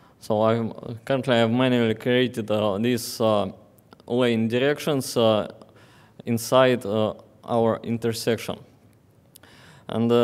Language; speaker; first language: English; non-native, fluent; Russian